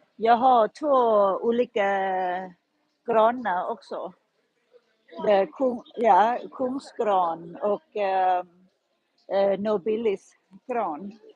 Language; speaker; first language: Swedish; non-native, learner; Thai